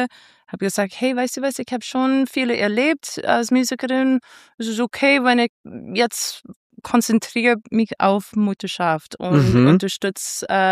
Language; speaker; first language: German; non-native, fluent; English